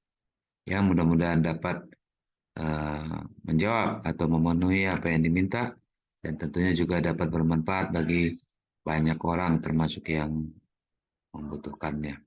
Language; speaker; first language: Indonesian; native; Indonesian